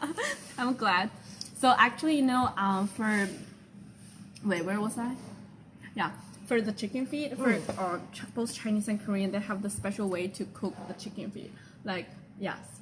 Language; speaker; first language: English; non-native, fluent; Chinese